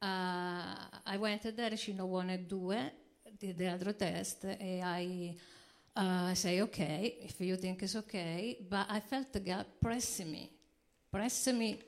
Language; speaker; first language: English; non-native, learner; Italian